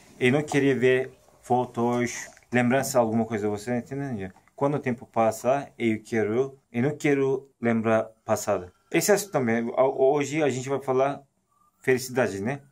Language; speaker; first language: Portuguese; non-native, learner; Turkish